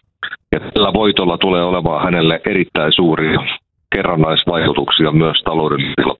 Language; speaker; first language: Finnish; native; Finnish